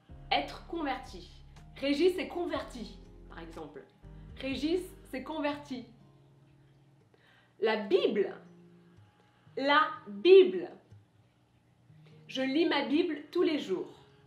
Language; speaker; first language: French; native; French